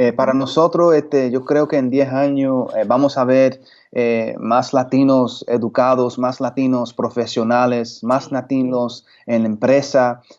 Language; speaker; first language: Spanish; early bilingual, heritage; Spanish